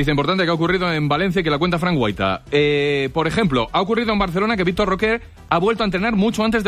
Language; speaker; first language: Spanish; native; Spanish